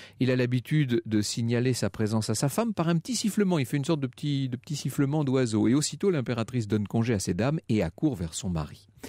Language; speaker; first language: French; native; French